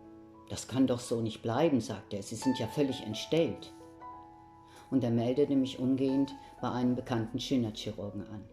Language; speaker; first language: German; native; German